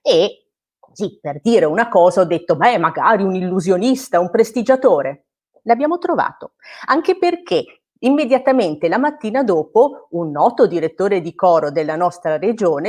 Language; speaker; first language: Italian; native; Italian